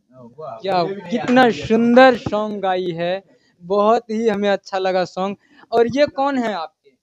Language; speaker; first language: Hindi; native; Hindi